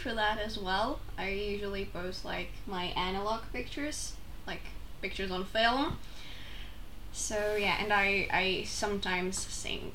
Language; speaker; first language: English; non-native, fluent; Czech